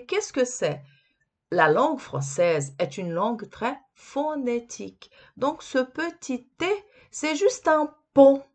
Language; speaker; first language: French; non-native, fluent; Portuguese